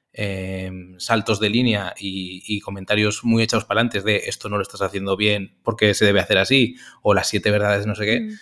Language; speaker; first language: Spanish; native; Spanish